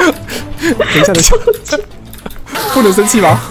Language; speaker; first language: Chinese; native; Chinese